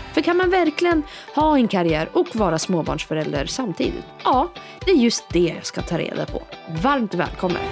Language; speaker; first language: Swedish; native; Swedish